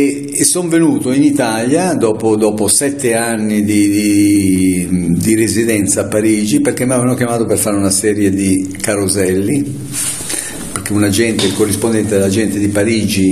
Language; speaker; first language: Italian; native; Italian